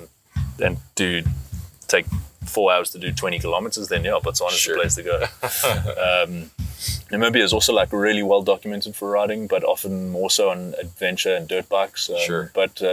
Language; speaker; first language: English; native; English